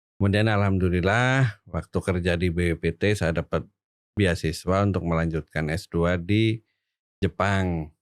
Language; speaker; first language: Indonesian; non-native, local second language; Javanese